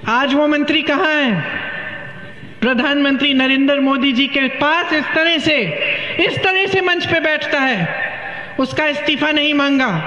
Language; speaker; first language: Hindi; native; Hindi